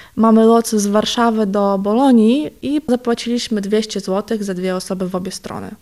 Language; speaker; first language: Polish; non-native, fluent; Ukrainian